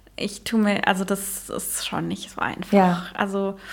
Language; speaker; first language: German; early bilingual, heritage; Dutch